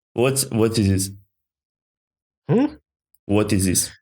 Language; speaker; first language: English; non-native, learner; Ukrainian